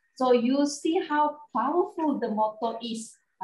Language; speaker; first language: English; non-native, local second language; Malay